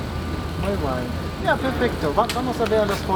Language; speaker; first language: Spanish; non-native, learner; German